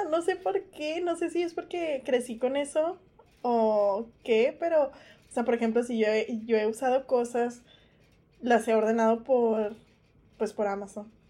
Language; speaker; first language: Spanish; early bilingual, heritage; Spanish